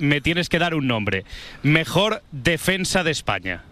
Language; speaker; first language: Spanish; native; Spanish